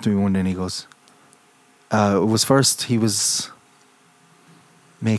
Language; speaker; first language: English; native; English